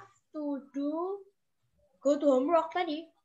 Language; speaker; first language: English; non-native, fluent; Indonesian